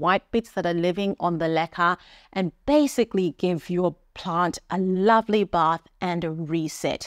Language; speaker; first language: English; native; English